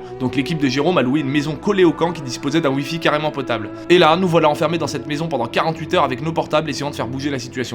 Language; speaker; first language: French; native; French